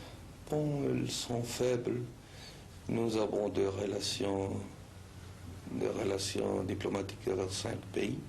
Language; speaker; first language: French; non-native, fluent; Spanish